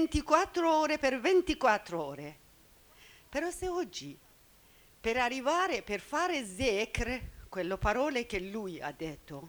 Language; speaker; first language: Italian; non-native, learner; Persian